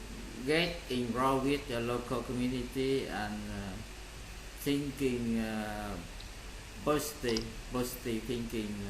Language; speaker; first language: English; non-native, learner; Vietnamese